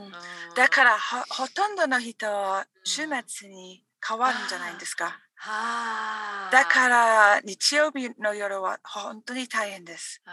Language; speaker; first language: Japanese; non-native, learner; English